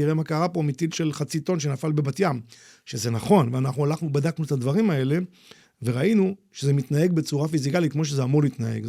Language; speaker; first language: Hebrew; native; Hebrew